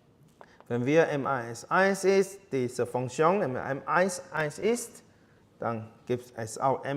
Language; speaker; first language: German; non-native, learner; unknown